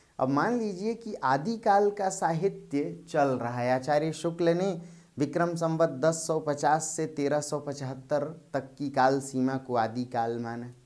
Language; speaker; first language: Hindi; native; Hindi